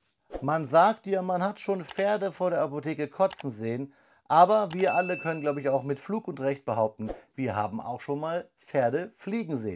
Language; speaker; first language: German; native; German